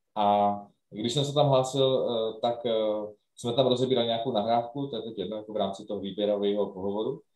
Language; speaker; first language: Czech; native; Czech